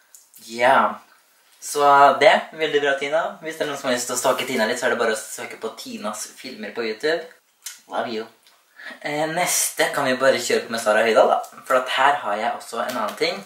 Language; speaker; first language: Norwegian; native; Norwegian